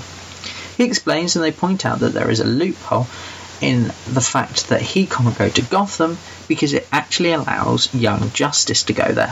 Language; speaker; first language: English; native; English